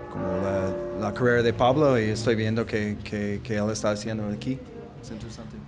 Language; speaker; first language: Spanish; non-native, learner; English